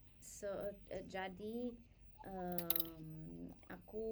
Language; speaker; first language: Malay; non-native, learner; English